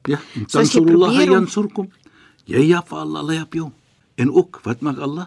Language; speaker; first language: Afrikaans; non-native, fluent; Arabic